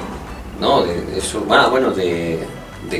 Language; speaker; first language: Spanish; native; Spanish